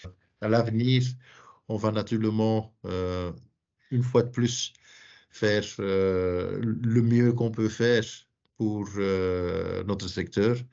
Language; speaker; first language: French; non-native, local second language; Dutch